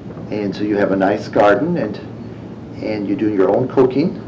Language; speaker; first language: English; early bilingual, other home language; German